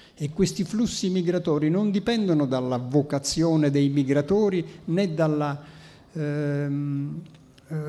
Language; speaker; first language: Italian; native; Italian